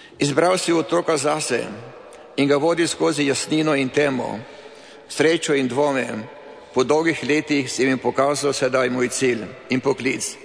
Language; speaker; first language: Slovenian; native; Slovenian